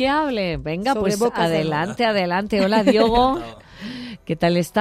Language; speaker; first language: Spanish; native; Spanish